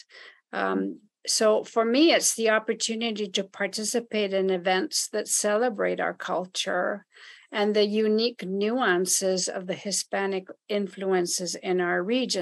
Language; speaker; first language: English; non-native, fluent; Spanish